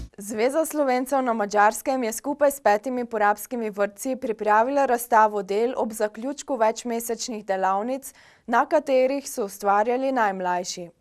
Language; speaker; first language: Slovenian; native; Slovenian